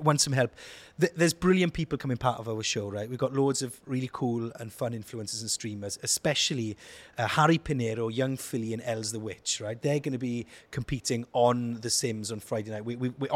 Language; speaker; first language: English; native; English